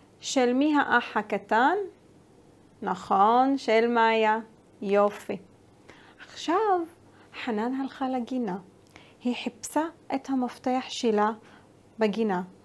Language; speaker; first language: Hebrew; non-native, local second language; Arabic